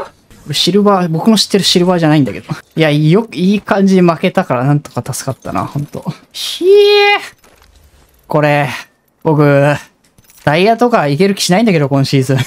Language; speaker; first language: Japanese; native; Japanese